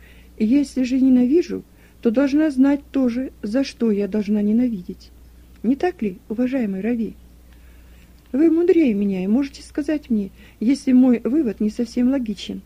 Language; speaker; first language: Russian; native; Russian